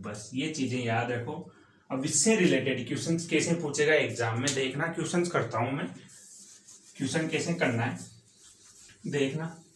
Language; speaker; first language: Hindi; native; Hindi